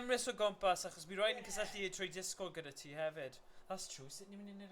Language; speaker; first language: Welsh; native; Welsh